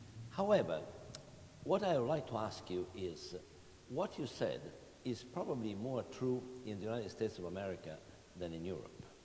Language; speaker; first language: English; non-native, fluent; Italian